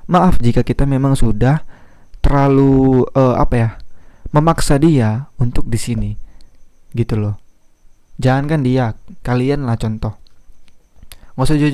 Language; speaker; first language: Indonesian; native; Indonesian